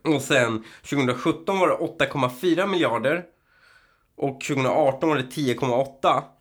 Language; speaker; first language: Swedish; early bilingual, other home language; Persian